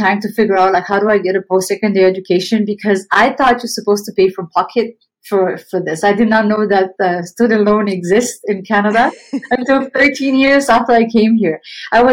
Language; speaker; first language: English; non-native, fluent; Romanian